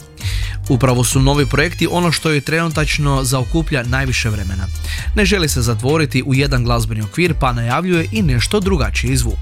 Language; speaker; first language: Croatian; native; Croatian